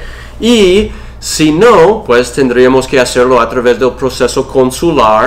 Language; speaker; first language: Spanish; non-native, fluent; English